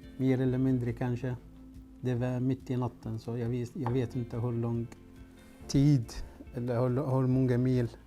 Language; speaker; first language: Swedish; non-native, fluent; Arabic